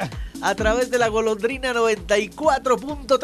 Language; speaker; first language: Spanish; native; Spanish